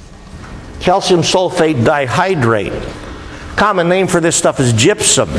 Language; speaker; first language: English; native; English